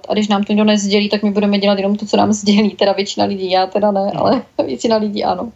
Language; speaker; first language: Czech; native; Czech